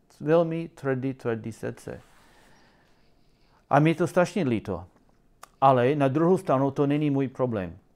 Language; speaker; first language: Czech; non-native, learner; English